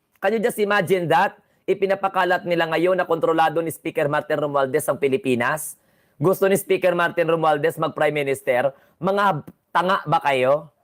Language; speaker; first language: Filipino; non-native, local second language; Cebuano